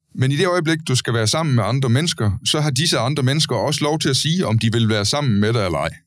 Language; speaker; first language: Danish; native; Danish